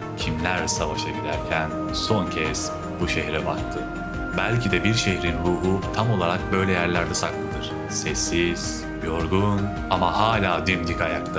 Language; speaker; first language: Turkish; native; Turkish